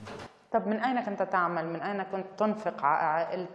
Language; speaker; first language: Arabic; native; Arabic